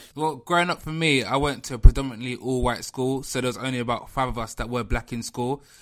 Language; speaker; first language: English; native; English